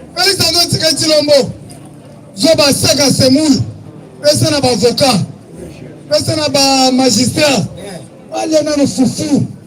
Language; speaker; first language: Lingala; native; Lingala